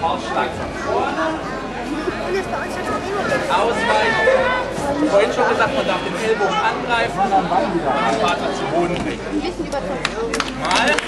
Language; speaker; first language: German; native; German